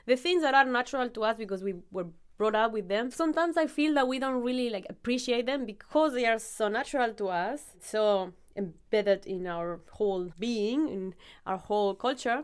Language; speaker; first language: English; non-native, fluent; Spanish